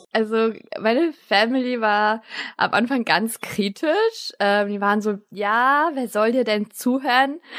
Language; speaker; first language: German; early bilingual, other home language; Turkish